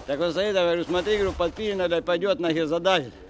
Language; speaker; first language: Russian; native; Russian